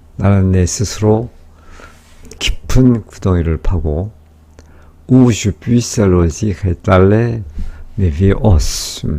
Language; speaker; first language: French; non-native, fluent; Korean